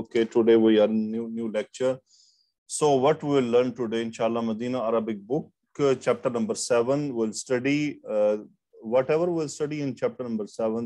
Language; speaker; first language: English; non-native, fluent; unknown